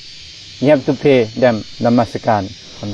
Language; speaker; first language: English; non-native, learner; Thai